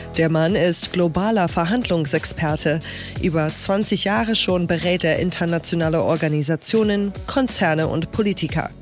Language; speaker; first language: German; non-native, fluent; English